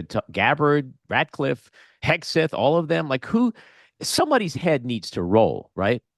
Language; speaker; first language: English; native; English